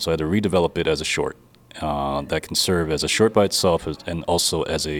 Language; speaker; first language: English; native; English